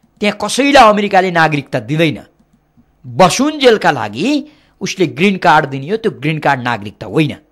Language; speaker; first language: Nepali; native; Nepali